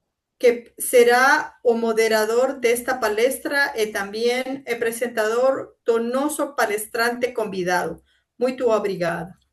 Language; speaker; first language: Portuguese; non-native, fluent; Spanish